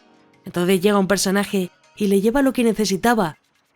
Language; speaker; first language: Spanish; native; Spanish